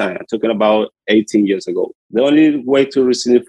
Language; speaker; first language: English; non-native, learner; Spanish